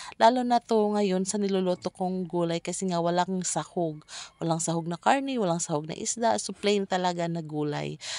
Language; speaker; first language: Filipino; non-native, local second language; Cebuano